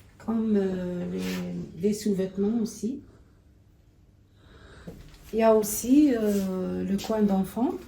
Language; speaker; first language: French; non-native, learner; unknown